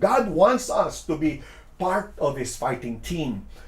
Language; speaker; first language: English; non-native, local second language; Filipino